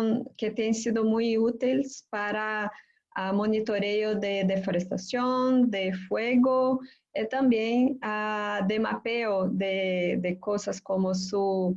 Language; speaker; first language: Spanish; non-native, fluent; Portuguese